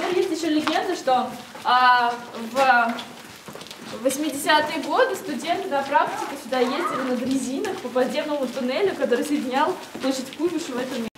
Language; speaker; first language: Russian; native; Russian